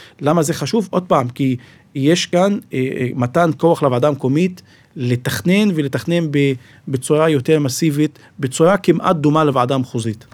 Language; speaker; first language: Hebrew; non-native, local second language; Arabic